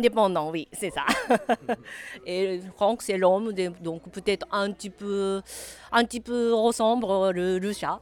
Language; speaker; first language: French; non-native, learner; Japanese